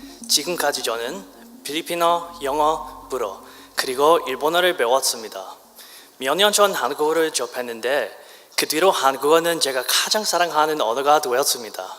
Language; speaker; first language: Korean; non-native, learner; English